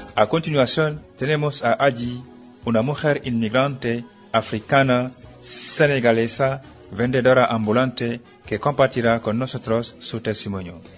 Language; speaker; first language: Spanish; non-native, fluent; Wolof